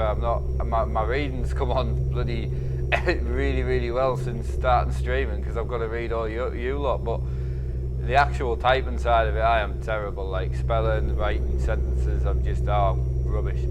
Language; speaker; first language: English; native; English